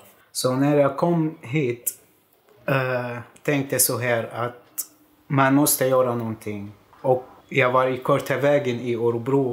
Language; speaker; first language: Swedish; non-native, fluent; Arabic